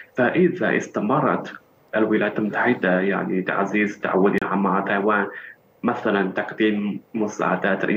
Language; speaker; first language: Arabic; non-native, fluent; Chinese